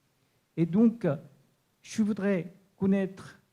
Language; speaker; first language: French; non-native, fluent; Korean